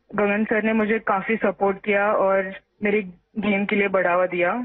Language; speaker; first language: Hindi; non-native, local second language; Marathi